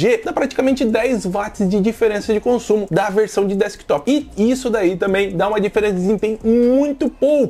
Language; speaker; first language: Portuguese; native; Portuguese